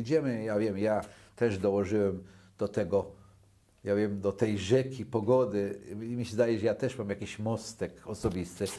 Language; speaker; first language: Polish; early bilingual, other home language; Yiddish